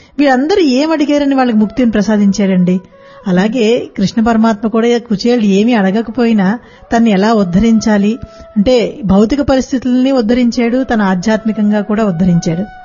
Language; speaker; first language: Telugu; native; Telugu